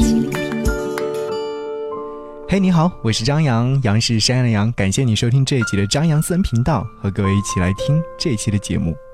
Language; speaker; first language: Chinese; native; Chinese